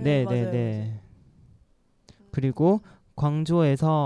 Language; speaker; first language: Korean; non-native, learner; Chinese